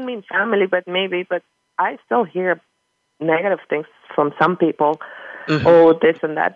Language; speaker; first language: English; non-native, fluent; Persian